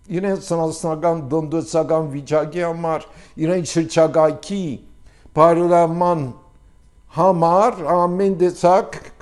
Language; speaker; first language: Armenian; early bilingual, heritage; Armenian